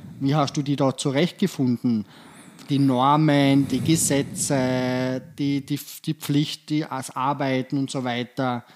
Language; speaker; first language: German; native; German